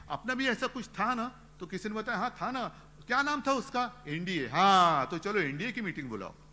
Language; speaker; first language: Hindi; non-native, local second language; Marathi